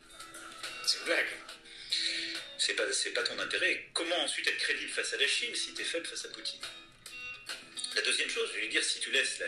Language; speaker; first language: French; native; French